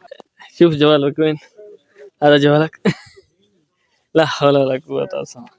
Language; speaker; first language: Arabic; non-native, learner; Urdu